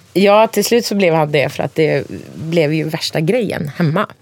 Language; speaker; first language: Swedish; early bilingual, other home language; Turkish